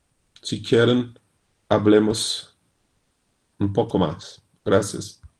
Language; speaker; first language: Spanish; non-native, fluent; Portuguese